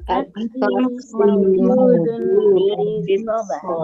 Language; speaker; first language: Arabic; non-native, learner; Indonesian